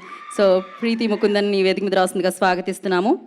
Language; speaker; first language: Telugu; native; Telugu